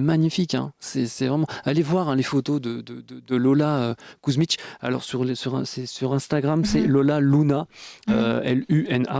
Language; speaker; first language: French; native; French